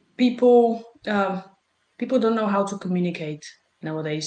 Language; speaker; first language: English; non-native, fluent; Bulgarian